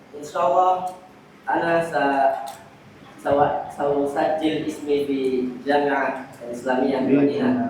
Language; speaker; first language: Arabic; non-native, learner; Indonesian